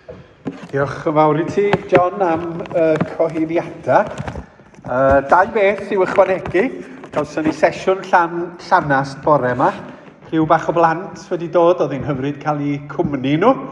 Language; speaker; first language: Welsh; native; Welsh